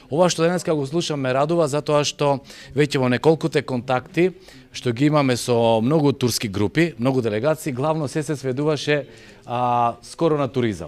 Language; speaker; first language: Macedonian; native; Macedonian